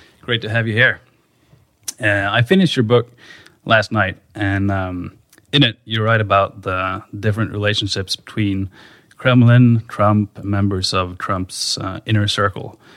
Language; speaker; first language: English; non-native, fluent; Norwegian